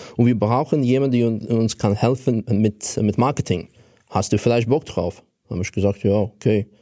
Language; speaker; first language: German; non-native, fluent; Russian